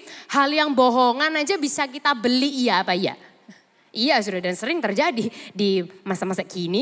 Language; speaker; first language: Indonesian; native; Indonesian